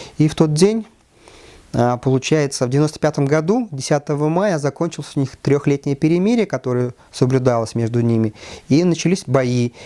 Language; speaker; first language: Russian; native; Russian